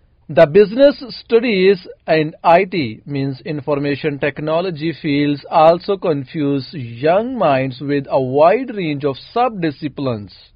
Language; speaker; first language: English; non-native, local second language; Urdu